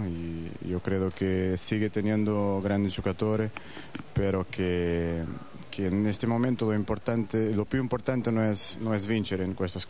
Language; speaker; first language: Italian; non-native, learner; Portuguese